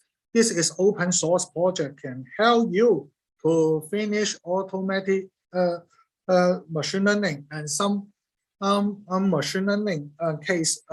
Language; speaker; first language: English; non-native, learner; Cantonese